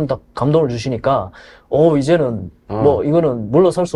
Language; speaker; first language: Korean; native; Korean